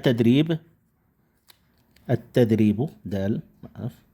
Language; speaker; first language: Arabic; non-native, fluent; Indonesian